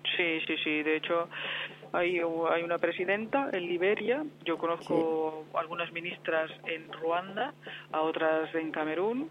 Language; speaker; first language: Spanish; native; Spanish